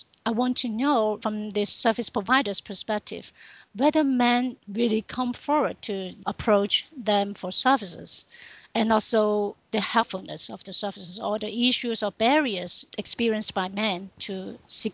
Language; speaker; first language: English; non-native, local second language; Cantonese